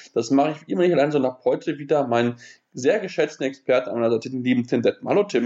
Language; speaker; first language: German; native; German